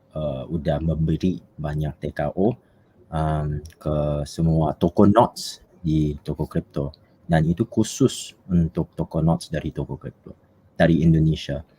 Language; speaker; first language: Indonesian; non-native, fluent; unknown